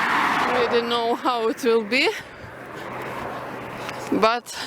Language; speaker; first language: English; non-native, local second language; Russian